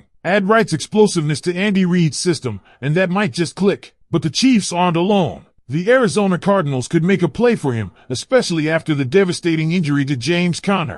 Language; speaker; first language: English; native; English